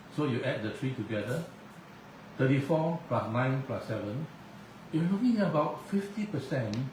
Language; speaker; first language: English; non-native, local second language; Chinese